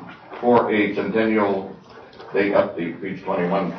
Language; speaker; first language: English; native; English